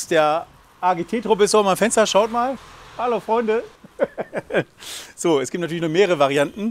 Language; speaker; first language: German; native; German